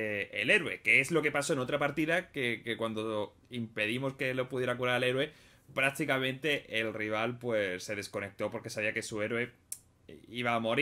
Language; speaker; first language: Spanish; native; Spanish